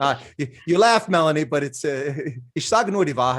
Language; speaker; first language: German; non-native, learner; English